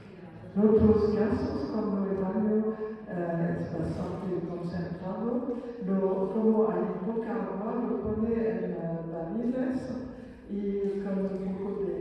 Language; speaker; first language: Spanish; non-native, fluent; French